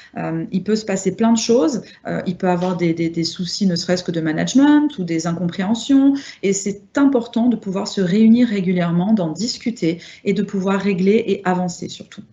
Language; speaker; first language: French; native; French